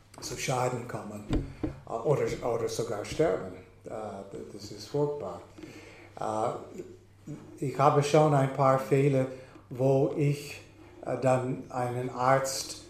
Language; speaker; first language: German; non-native, fluent; English